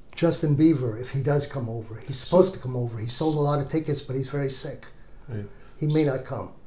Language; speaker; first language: English; native; English